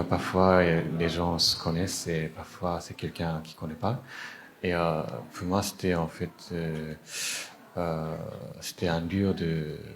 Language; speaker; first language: French; non-native, fluent; Japanese